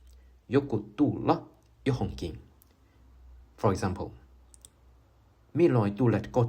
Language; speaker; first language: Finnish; non-native, learner; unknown